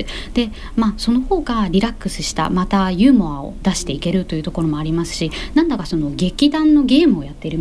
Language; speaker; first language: Japanese; native; Japanese